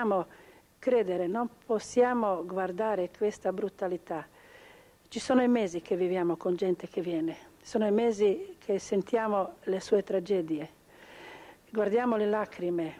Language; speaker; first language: Italian; non-native, local second language; Croatian